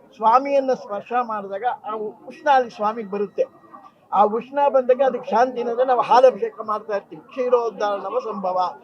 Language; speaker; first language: Kannada; native; Kannada